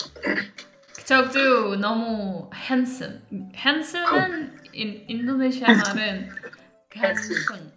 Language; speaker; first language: Korean; non-native, learner; Indonesian